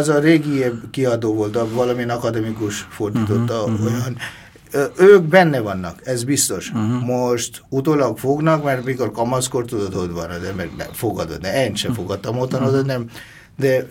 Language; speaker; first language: Hungarian; non-native, fluent; Bangla